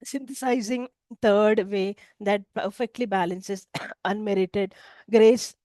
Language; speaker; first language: English; non-native, local second language; Telugu